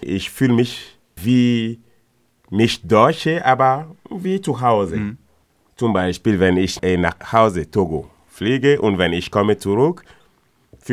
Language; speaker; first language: German; non-native, learner; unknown